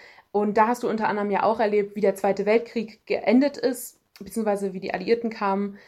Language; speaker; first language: German; native; German